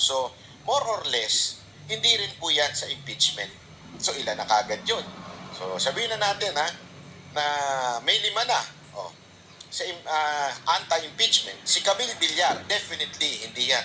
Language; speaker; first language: Filipino; non-native, local second language; Cebuano